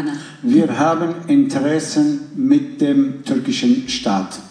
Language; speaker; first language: German; non-native, fluent; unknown